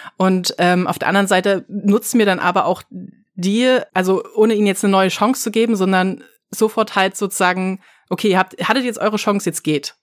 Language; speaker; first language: German; native; German